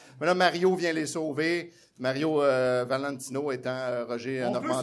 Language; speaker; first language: French; native; French